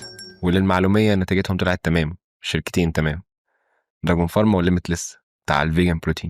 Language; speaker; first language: Arabic; native; Arabic